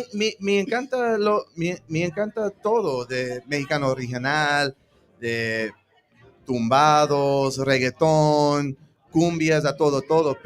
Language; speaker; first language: Spanish; early bilingual, heritage; English